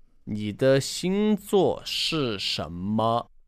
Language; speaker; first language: Chinese; non-native, learner; English